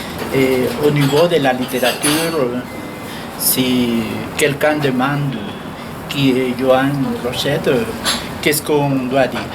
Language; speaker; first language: French; non-native, fluent; Spanish